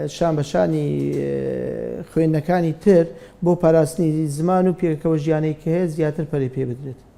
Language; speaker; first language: Central Kurdish; non-native, local second language; Assyrian Neo-Aramaic